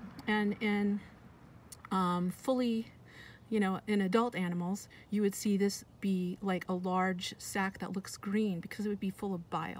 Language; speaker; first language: English; native; English